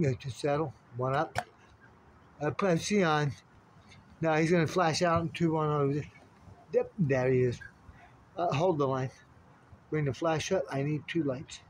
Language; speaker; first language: English; native; English